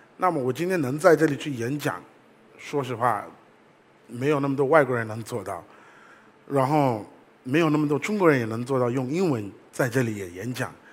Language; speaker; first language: Chinese; non-native, fluent; English